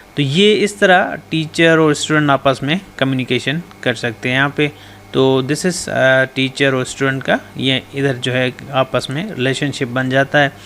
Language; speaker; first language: Urdu; non-native, local second language; Sindhi